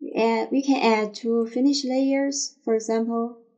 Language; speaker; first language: English; non-native, fluent; Chinese